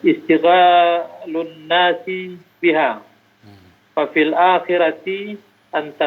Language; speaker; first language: Arabic; non-native, fluent; Indonesian